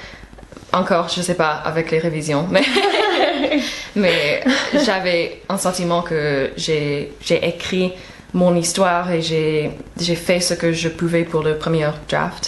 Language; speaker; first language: French; non-native, fluent; English